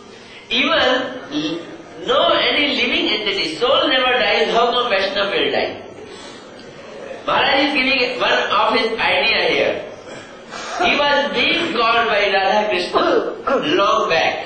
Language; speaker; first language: English; non-native, local second language; Hindi